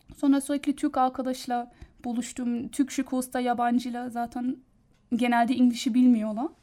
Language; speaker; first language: Turkish; non-native, learner; German